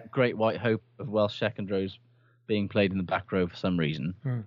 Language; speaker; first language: English; native; English